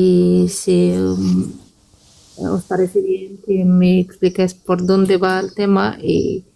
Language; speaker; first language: Spanish; non-native, fluent; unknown